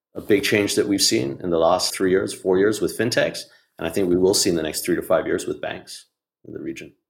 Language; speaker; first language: English; non-native, local second language; Hindi